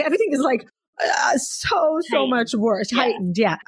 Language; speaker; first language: English; non-native, fluent; Hebrew